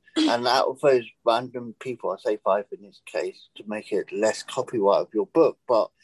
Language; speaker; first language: English; native; English